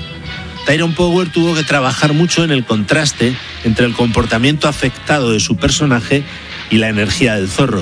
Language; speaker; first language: Spanish; native; Spanish